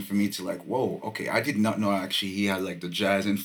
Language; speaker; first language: English; non-native, fluent; French